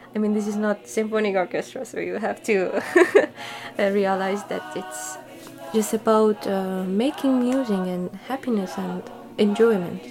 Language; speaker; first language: English; non-native, fluent; Persian